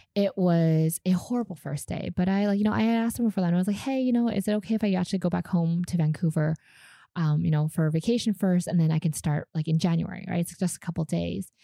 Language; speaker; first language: English; non-native, fluent; Vietnamese